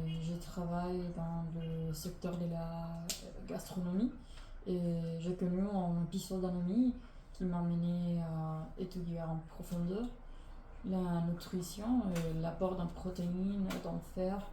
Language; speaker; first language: French; non-native, learner; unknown